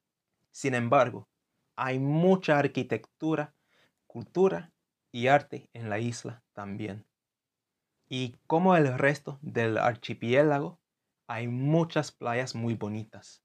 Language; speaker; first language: Spanish; non-native, fluent; English